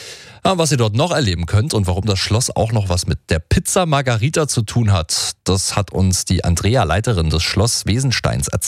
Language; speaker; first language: German; native; German